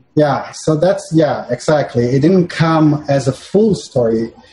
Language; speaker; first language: English; non-native, fluent; Portuguese